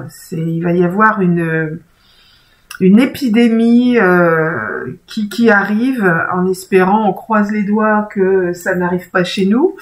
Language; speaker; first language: French; native; French